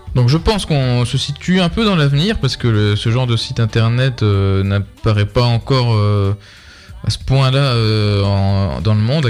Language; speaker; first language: French; native; French